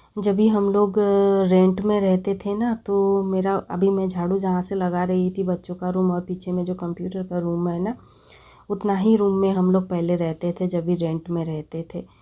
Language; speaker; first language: Hindi; non-native, local second language; Bangla